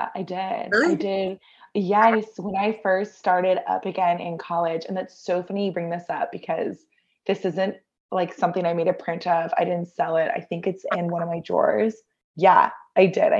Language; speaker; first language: English; native; English